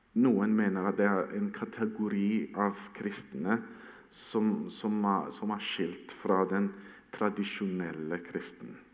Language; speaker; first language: Norwegian; non-native, fluent; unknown